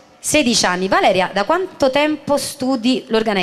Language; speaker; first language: Italian; native; Italian